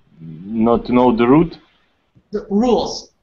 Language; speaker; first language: English; non-native, learner; Russian